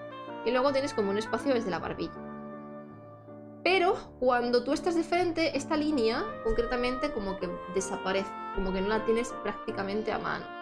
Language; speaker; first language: Spanish; native; Spanish